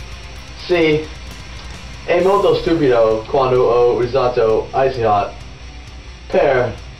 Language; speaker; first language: Italian; non-native, learner; English